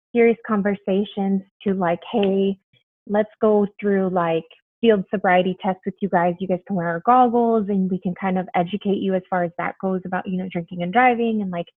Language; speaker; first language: English; early bilingual, other home language; Spanish